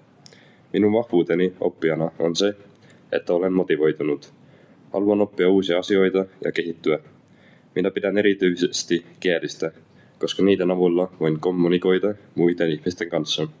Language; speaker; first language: Finnish; non-native, learner; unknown